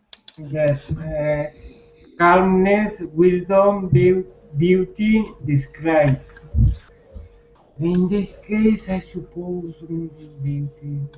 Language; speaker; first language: English; non-native, learner; Spanish